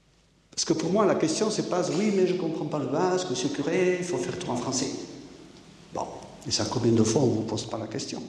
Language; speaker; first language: French; native; French